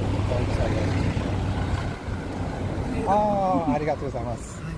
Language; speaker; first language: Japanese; non-native, fluent; Swedish